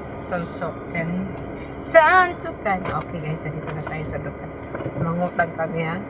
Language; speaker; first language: Filipino; non-native, local second language; Cebuano